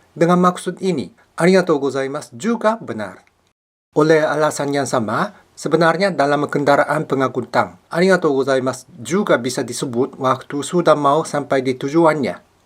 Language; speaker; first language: Indonesian; non-native, fluent; Japanese